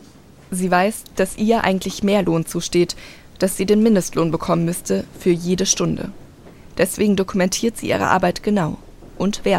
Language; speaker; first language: German; native; German